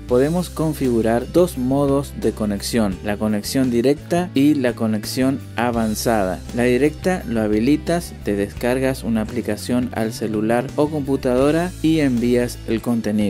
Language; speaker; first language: Spanish; native; Spanish